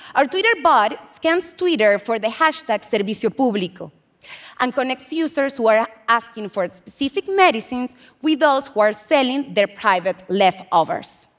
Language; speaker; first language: English; non-native, fluent; Spanish